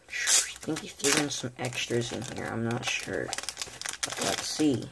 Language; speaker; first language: English; native; English